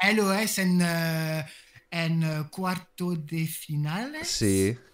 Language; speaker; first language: Spanish; non-native, fluent; French